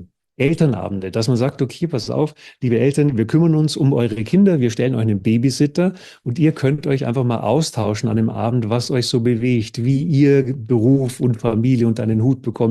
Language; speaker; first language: German; native; German